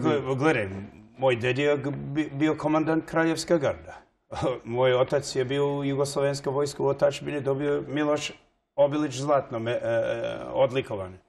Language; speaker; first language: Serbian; early bilingual, heritage; English